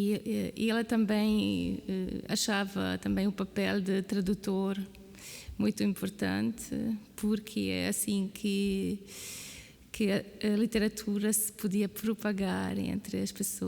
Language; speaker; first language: Portuguese; non-native, fluent; Slovenian